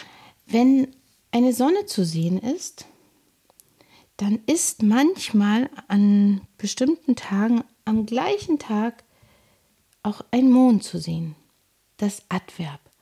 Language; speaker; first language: German; native; German